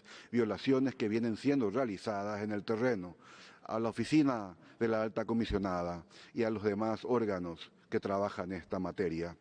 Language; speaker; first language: Spanish; native; Spanish